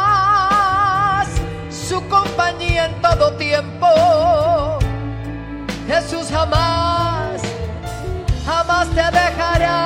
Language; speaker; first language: Spanish; native; Spanish